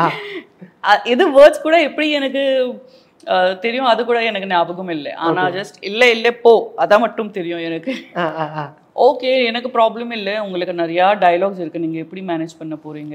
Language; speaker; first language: Tamil; non-native, learner; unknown